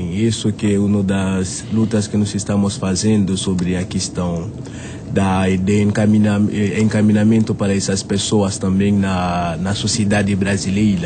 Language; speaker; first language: Portuguese; non-native, fluent; Haitian Creole